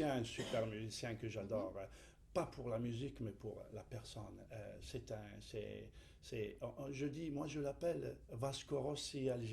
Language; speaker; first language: French; non-native, fluent; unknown